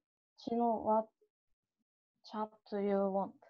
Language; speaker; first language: English; non-native, learner; Korean